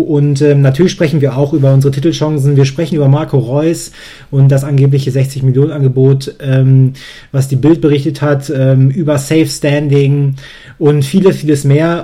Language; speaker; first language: German; native; German